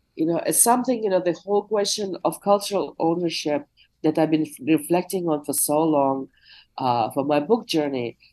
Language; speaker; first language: English; non-native, fluent; Russian